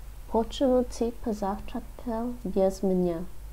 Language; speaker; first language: Russian; non-native, learner; English